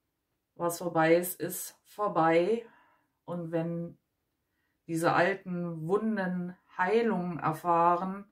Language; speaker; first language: German; native; German